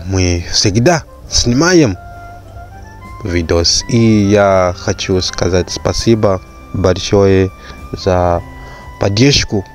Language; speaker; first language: Russian; non-native, fluent; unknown